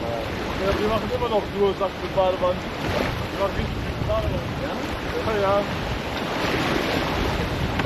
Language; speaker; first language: German; native; German